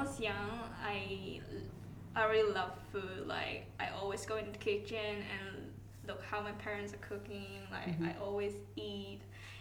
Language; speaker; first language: English; non-native, local second language; Cantonese